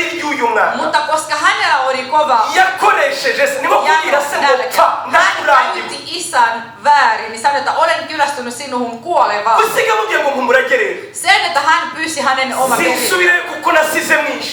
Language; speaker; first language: Finnish; non-native, learner; Kinyarwanda